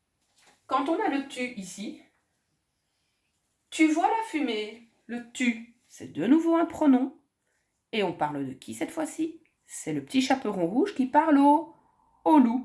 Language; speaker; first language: French; native; French